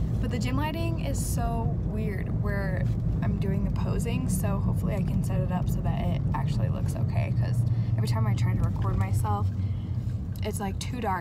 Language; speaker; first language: English; native; English